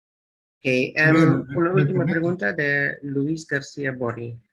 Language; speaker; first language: Spanish; non-native, fluent; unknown